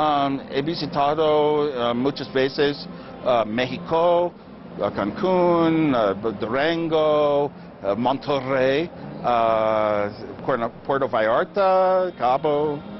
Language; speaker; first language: Spanish; non-native, learner; English